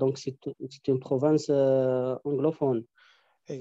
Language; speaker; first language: French; non-native, learner; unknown